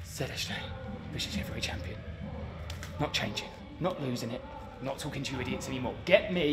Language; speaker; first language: English; native; English